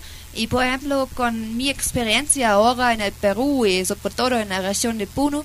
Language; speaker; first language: Spanish; non-native, fluent; German